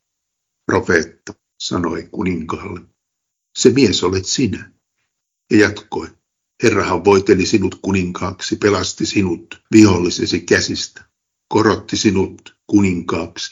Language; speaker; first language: Finnish; native; Finnish